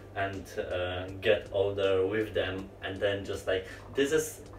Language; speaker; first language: English; non-native, fluent; Polish